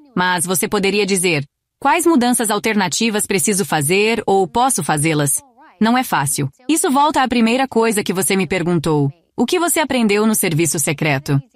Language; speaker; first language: Portuguese; non-native, fluent; Greek